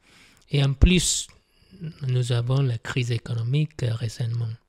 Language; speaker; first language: French; non-native, fluent; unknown